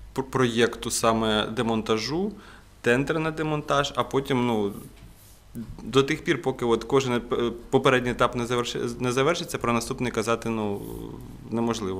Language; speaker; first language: Ukrainian; native; Ukrainian